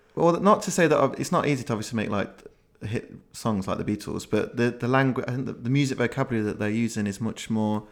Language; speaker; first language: English; native; English